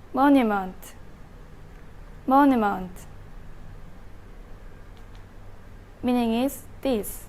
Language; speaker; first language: English; non-native, learner; Indonesian